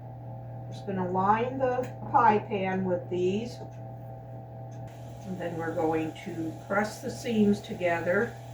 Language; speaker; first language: English; native; English